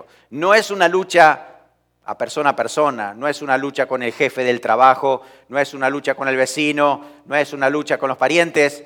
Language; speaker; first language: Spanish; native; Spanish